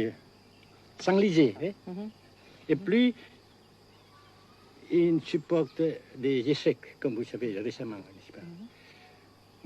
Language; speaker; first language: French; non-native, fluent; Vietnamese